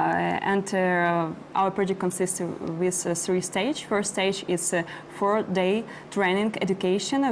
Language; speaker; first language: English; non-native, learner; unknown